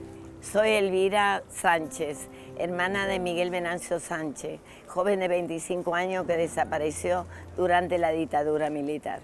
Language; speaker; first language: Spanish; native; Spanish